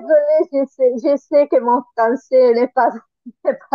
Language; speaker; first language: French; non-native, learner; Italian